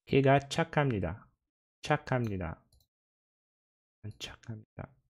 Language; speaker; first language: Korean; non-native, learner; Portuguese